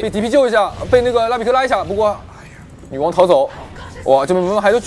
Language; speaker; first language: Chinese; native; Chinese